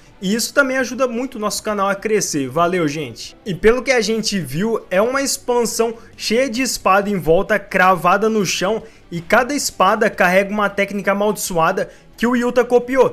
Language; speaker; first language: Portuguese; native; Portuguese